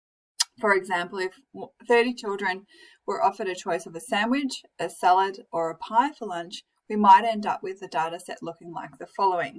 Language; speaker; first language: English; native; English